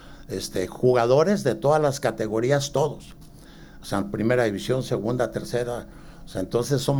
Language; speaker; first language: Spanish; native; Spanish